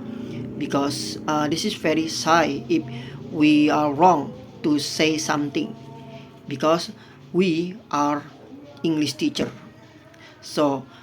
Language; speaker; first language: English; non-native, fluent; Indonesian